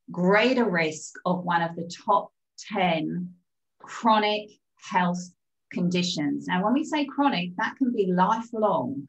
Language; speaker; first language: English; native; English